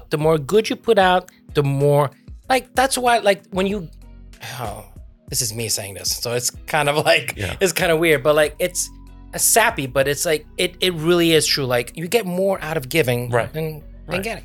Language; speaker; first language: English; non-native, fluent; French